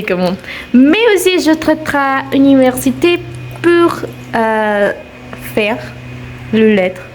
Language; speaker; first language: French; non-native, learner; Spanish